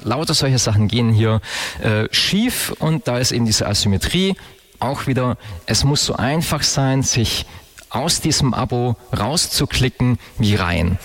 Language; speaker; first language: German; native; German